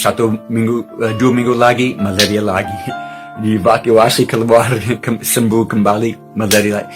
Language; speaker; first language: Indonesian; non-native, fluent; English